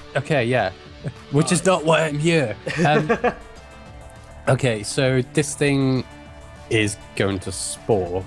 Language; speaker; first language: English; native; English